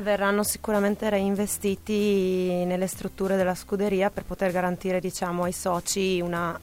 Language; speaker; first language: Italian; native; Italian